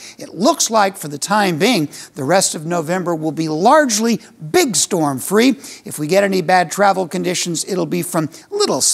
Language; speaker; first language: English; native; English